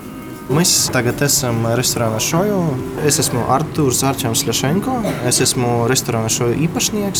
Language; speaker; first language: Latvian; non-native, local second language; Russian